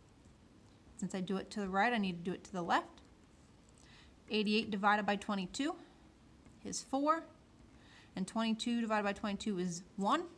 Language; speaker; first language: English; native; English